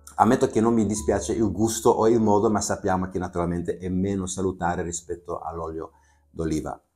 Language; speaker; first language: Italian; non-native, fluent; Latvian